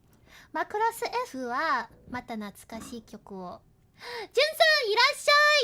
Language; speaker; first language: Japanese; non-native, learner; English